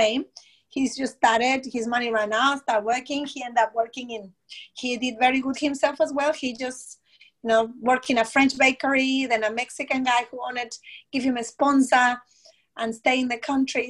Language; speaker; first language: English; non-native, fluent; Spanish